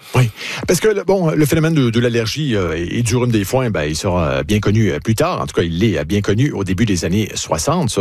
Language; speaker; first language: French; native; French